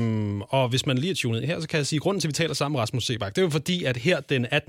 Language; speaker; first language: Danish; native; Danish